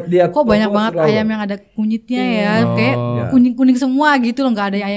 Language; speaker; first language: Indonesian; native; Indonesian